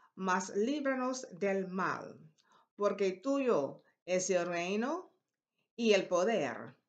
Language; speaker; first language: Spanish; non-native, learner; English